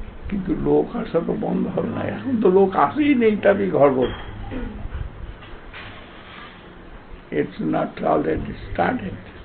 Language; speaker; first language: Bangla; native; Bangla